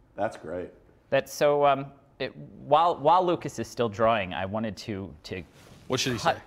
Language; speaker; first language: English; native; English